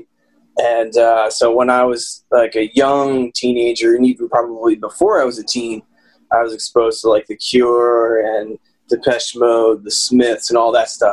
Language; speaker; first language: English; native; English